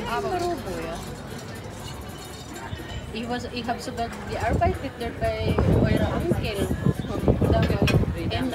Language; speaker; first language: German; non-native, learner; Cebuano